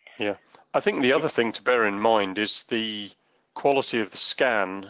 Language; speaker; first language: English; native; English